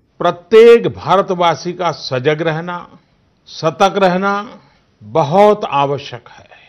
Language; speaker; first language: Hindi; non-native, local second language; Gujarati